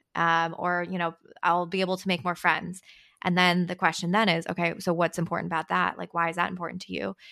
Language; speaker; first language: English; early bilingual, other home language; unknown